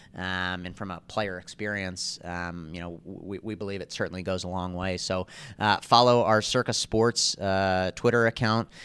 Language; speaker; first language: English; native; English